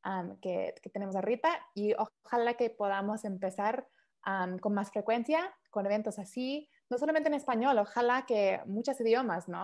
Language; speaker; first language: Spanish; early bilingual, heritage; Spanish